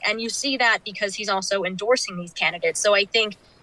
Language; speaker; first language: English; native; English